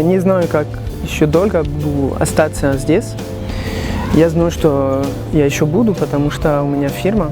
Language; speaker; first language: Russian; non-native, fluent; French